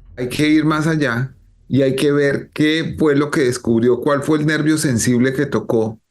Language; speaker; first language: Spanish; native; Spanish